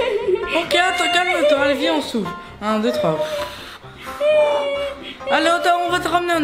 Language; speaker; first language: French; native; French